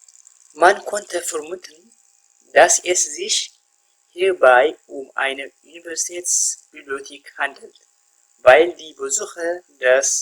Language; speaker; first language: German; non-native, fluent; Tigrinya